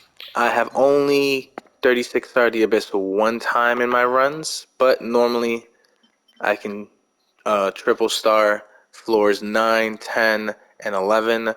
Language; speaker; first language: English; native; English